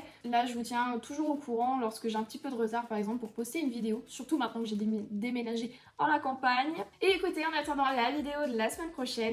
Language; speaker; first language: French; native; French